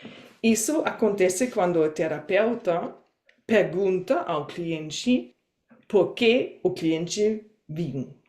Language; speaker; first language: Portuguese; non-native, fluent; German